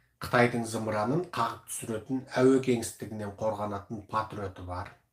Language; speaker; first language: Kazakh; early bilingual, heritage; Kazakh